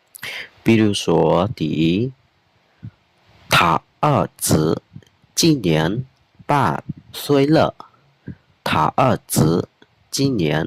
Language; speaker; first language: Chinese; non-native, fluent; Khmer